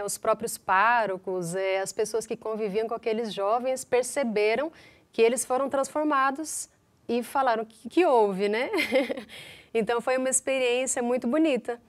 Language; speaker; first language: Portuguese; native; Portuguese